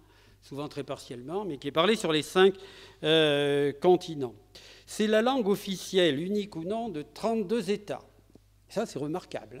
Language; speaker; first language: French; native; French